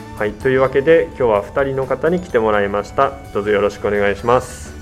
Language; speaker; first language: Japanese; native; Japanese